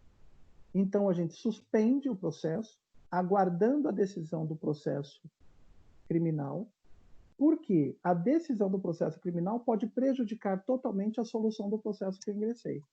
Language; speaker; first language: Portuguese; native; Portuguese